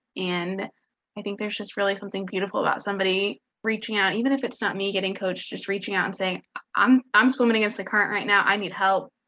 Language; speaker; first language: English; native; English